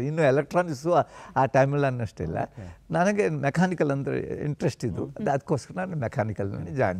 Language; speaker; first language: Kannada; non-native, fluent; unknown